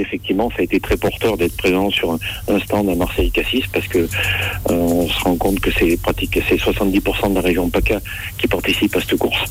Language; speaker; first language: French; native; French